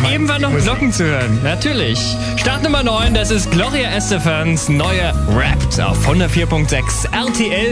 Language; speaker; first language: German; native; German